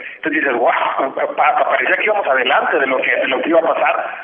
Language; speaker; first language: Spanish; native; Spanish